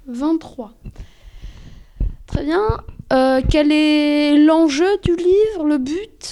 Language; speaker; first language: French; native; French